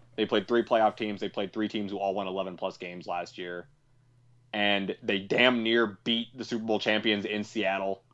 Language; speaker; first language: English; native; English